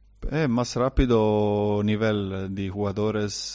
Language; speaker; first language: Spanish; non-native, learner; Croatian